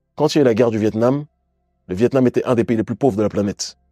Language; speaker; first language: French; native; French